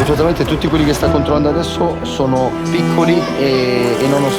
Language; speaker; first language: Italian; native; Italian